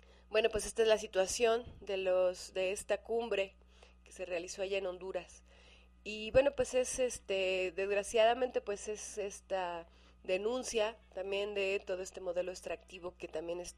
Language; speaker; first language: Spanish; native; Spanish